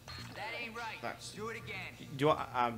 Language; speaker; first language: English; native; English